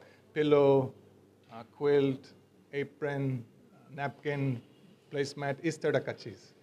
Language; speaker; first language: Hindi; non-native, learner; English